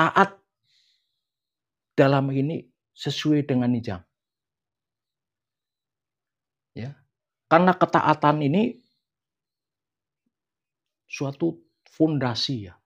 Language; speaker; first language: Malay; non-native, local second language; Javanese